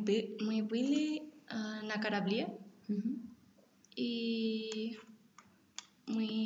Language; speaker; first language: Russian; non-native, learner; Spanish